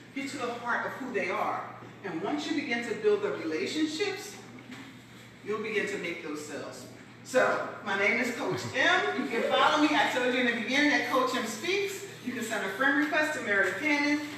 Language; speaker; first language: English; native; English